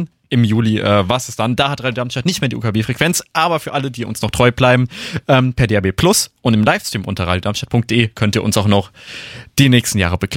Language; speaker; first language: German; native; German